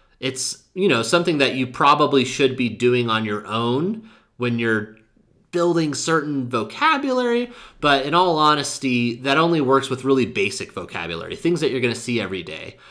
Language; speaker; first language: English; native; English